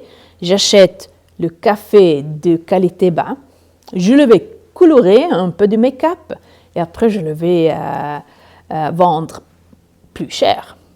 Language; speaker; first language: French; non-native, learner; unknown